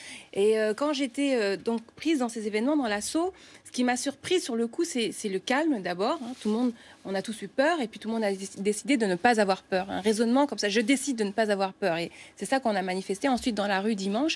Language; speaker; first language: French; native; French